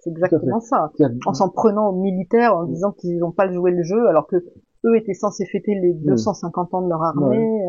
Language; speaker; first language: French; native; French